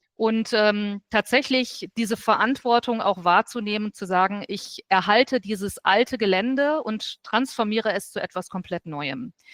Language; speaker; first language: German; native; German